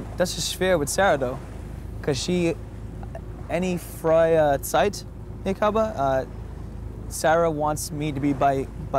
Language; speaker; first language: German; non-native, learner; English